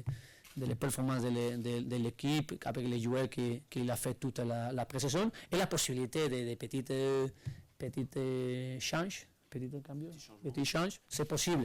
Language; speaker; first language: French; non-native, learner; Spanish